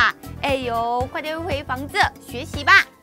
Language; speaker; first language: Chinese; non-native, fluent; Korean